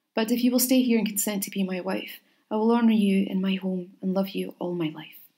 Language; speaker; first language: English; native; English